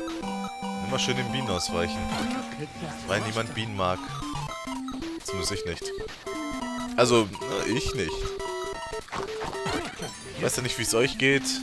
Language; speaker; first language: German; native; German